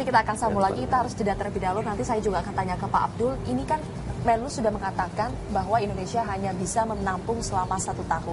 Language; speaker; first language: Indonesian; native; Indonesian